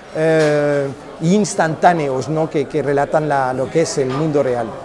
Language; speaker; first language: Spanish; early bilingual, heritage; Spanish